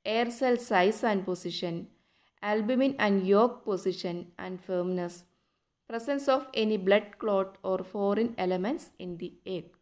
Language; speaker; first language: English; non-native, local second language; Malayalam